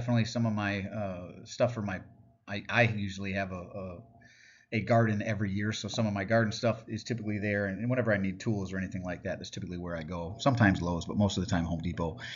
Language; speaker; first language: English; native; English